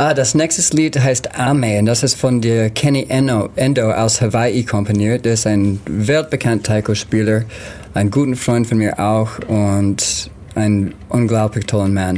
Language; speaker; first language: German; non-native, learner; English